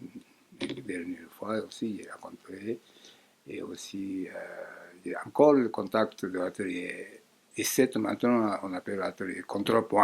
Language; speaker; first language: French; non-native, fluent; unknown